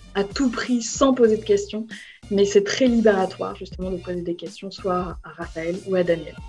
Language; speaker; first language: French; native; French